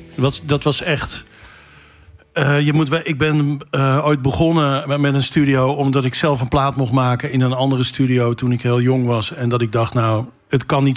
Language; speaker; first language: Dutch; native; Dutch